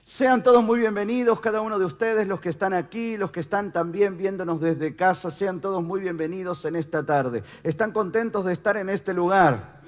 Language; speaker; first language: Spanish; native; Spanish